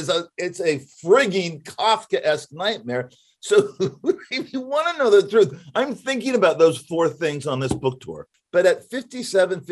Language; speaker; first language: English; native; English